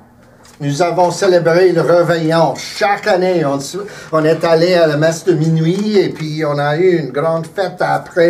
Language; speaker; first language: French; early bilingual, heritage; English